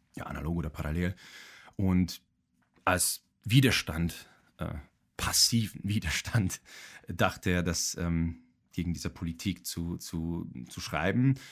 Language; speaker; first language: German; non-native, fluent; Hungarian